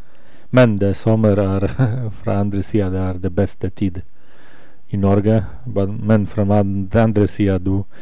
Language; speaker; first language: Swedish; non-native, learner; Norwegian